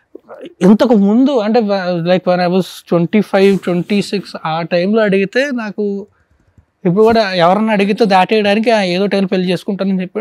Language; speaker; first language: Telugu; native; Telugu